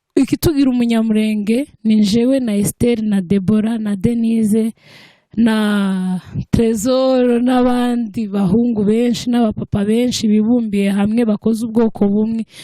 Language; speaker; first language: Kinyarwanda; early bilingual, heritage; Kinyarwanda